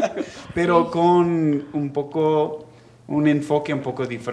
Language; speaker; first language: Spanish; non-native, fluent; English